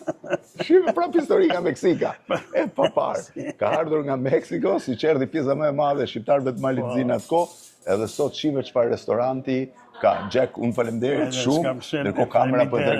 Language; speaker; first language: Albanian; native; Albanian